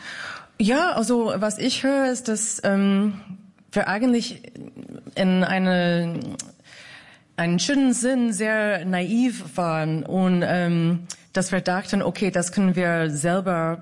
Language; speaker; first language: German; non-native, fluent; English